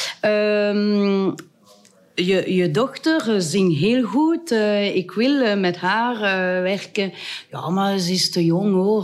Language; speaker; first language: Dutch; non-native, local second language; French